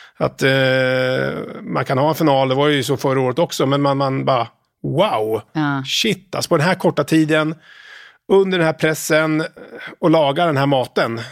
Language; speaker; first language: Swedish; native; Swedish